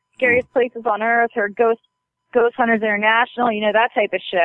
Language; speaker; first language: English; native; English